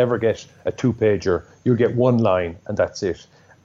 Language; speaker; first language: English; native; English